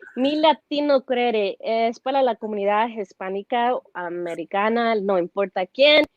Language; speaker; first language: Spanish; early bilingual, heritage; Spanish